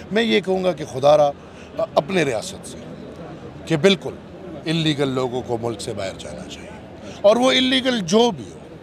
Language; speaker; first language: Hindi; non-native, local second language; Pashto